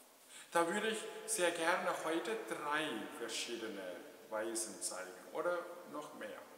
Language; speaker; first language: German; non-native, fluent; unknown